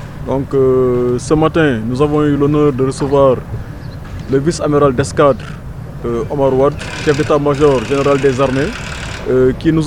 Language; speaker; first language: French; non-native, local second language; Wolof